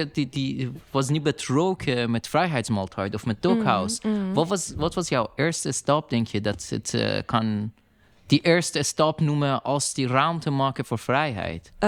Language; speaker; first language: Dutch; non-native, learner; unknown